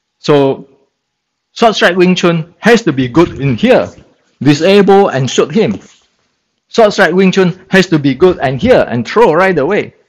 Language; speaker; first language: English; non-native, fluent; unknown